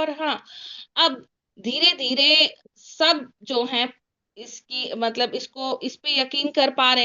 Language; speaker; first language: Hindi; native; Hindi